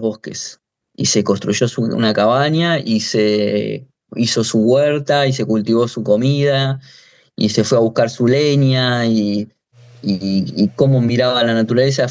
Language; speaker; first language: Spanish; native; Spanish